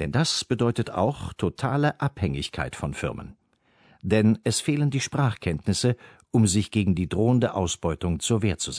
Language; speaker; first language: German; native; German